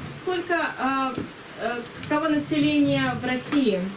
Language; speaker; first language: Russian; native; Russian